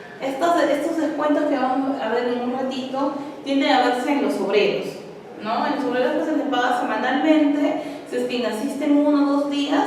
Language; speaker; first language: Spanish; native; Spanish